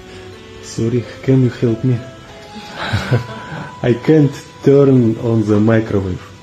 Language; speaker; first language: English; non-native, learner; Russian